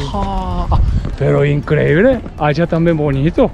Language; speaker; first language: Spanish; non-native, learner; Japanese